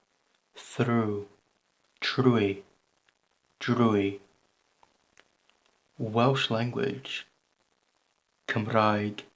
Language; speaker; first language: Welsh; non-native, learner; English